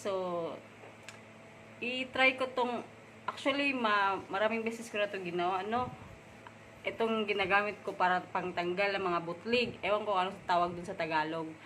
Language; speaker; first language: Filipino; non-native, local second language; Cebuano